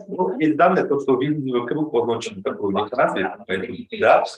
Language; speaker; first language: Russian; native; Russian